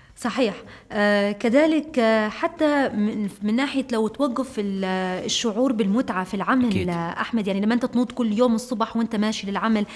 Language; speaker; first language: Arabic; native; Arabic